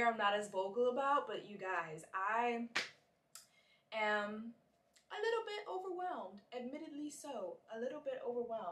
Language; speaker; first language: English; native; English